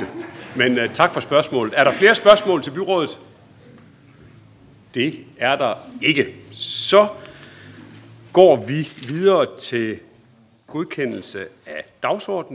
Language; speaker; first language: Danish; native; Danish